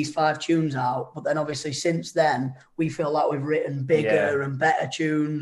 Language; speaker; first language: English; native; English